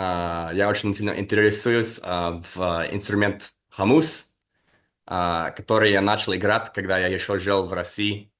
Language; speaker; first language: Russian; non-native, fluent; English